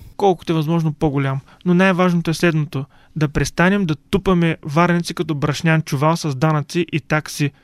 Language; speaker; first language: Bulgarian; native; Bulgarian